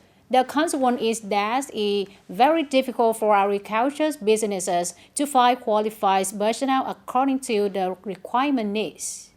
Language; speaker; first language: English; non-native, fluent; Vietnamese